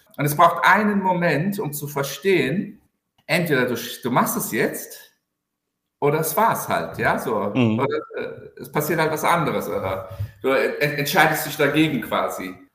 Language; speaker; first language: German; early bilingual, other home language; Turkish